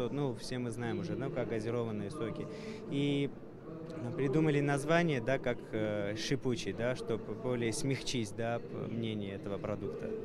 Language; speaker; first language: Russian; non-native, fluent; Armenian